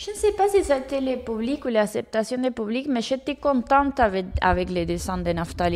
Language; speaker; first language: French; non-native, fluent; Spanish